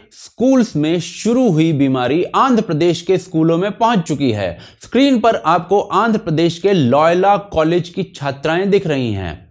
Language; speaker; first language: Hindi; native; Hindi